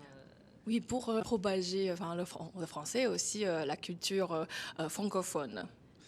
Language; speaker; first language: French; non-native, fluent; Chinese